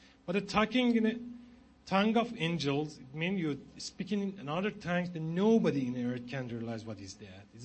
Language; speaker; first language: English; non-native, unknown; Persian